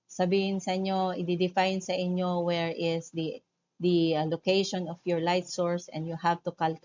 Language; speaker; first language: Filipino; native; Filipino